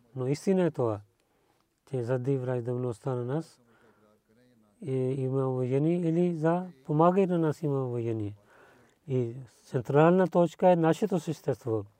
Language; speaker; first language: Bulgarian; non-native, learner; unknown